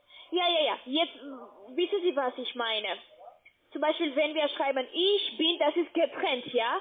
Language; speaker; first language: German; non-native, learner; Russian